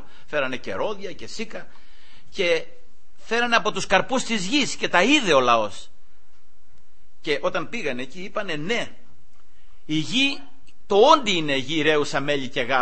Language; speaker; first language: Greek; native; Greek